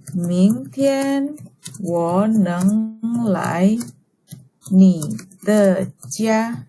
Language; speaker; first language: Chinese; non-native, fluent; Indonesian